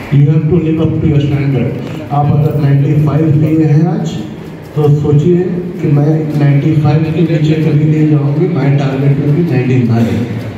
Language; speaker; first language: Hindi; non-native, local second language; Urdu